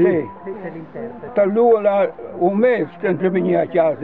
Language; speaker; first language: Italian; non-native, local second language; Friulian